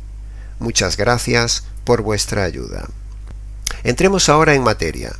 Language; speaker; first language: Spanish; native; Spanish